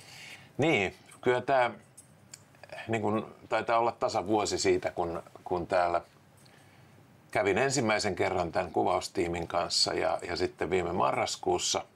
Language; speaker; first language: Finnish; native; Finnish